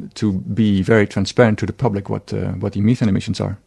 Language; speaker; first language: English; non-native, fluent; Dutch